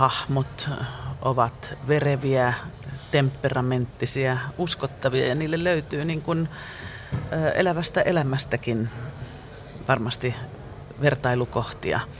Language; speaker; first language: Finnish; native; Finnish